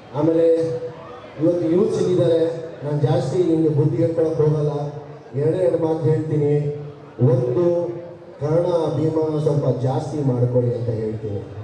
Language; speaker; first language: Kannada; non-native, local second language; Urdu